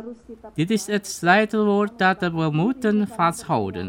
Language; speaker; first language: Dutch; non-native, fluent; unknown